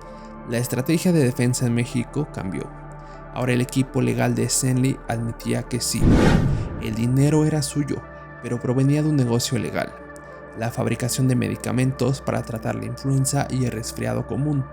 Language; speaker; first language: Spanish; native; Spanish